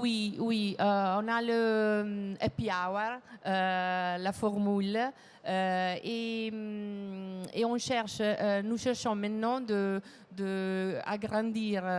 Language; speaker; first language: French; non-native, fluent; Italian